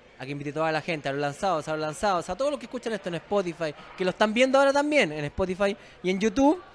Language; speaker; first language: Spanish; native; Spanish